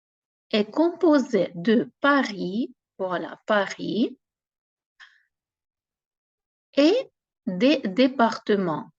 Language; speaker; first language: French; non-native, fluent; Ukrainian